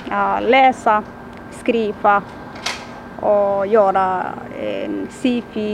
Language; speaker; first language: Swedish; non-native, learner; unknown